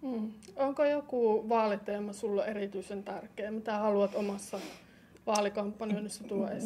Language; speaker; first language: Finnish; native; Finnish